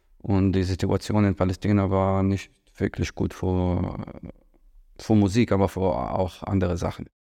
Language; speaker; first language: German; non-native, learner; Arabic